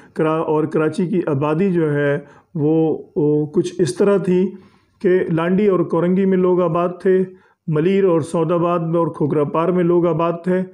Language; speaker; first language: Urdu; native; Urdu